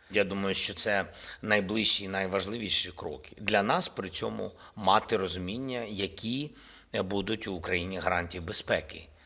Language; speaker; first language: Ukrainian; non-native, local second language; Russian